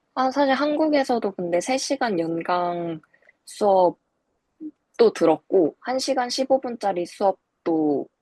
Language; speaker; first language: Korean; native; Korean